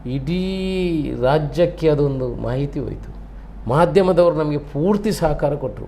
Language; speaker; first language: Kannada; non-native, local second language; Tulu